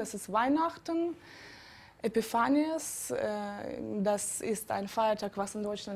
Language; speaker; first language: German; non-native, fluent; Georgian